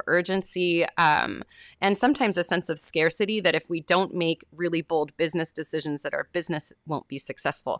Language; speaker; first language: English; native; English